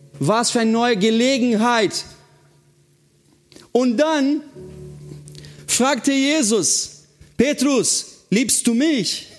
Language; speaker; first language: German; non-native, fluent; Portuguese